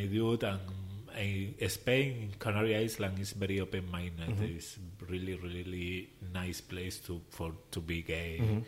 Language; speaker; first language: English; non-native, learner; Spanish